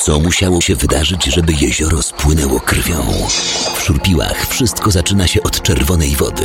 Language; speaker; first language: Polish; native; Polish